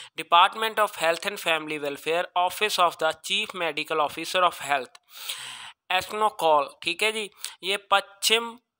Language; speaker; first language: Hindi; non-native, local second language; Punjabi